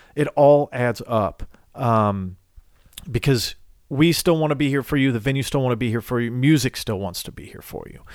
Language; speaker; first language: English; native; English